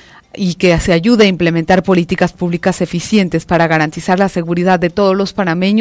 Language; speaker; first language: Spanish; native; Spanish